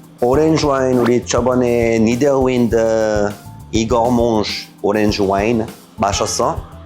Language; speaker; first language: Korean; non-native, learner; French